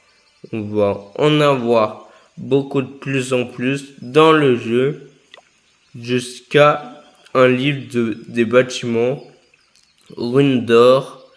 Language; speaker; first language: French; native; French